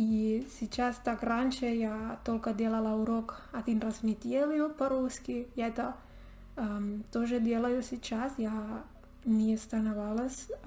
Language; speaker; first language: Russian; non-native, learner; Spanish